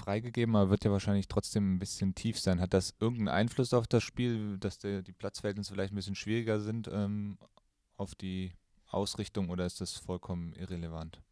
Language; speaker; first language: German; native; German